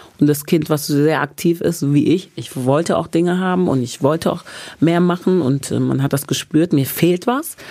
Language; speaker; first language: German; early bilingual, other home language; English